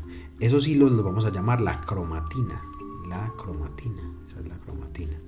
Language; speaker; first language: Spanish; native; Spanish